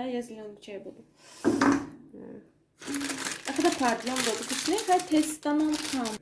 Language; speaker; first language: Russian; non-native, local second language; Tajik